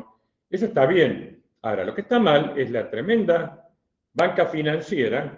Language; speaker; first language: Spanish; native; Spanish